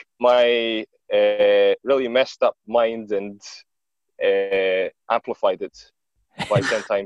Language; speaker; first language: English; non-native, fluent; Greek